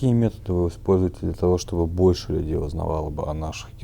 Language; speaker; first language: Russian; non-native, local second language; Chechen